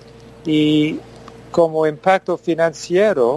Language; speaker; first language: Spanish; non-native, fluent; English